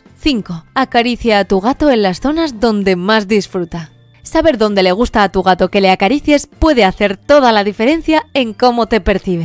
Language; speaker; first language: Spanish; native; Spanish